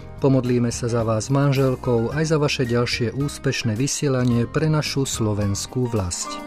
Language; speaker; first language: Slovak; native; Slovak